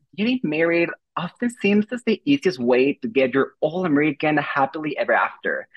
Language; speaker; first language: English; non-native, fluent; Spanish